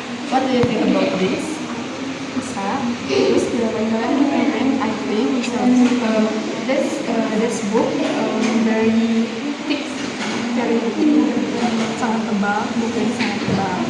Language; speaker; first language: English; non-native, learner; Indonesian